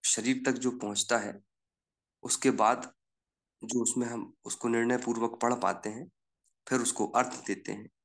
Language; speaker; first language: Hindi; native; Hindi